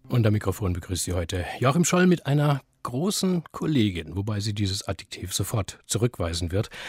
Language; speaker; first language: German; native; German